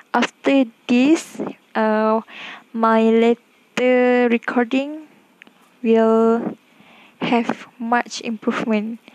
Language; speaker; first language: English; non-native, local second language; Malay